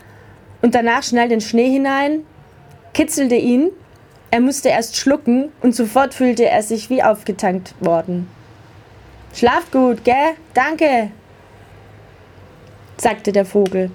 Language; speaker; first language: German; native; German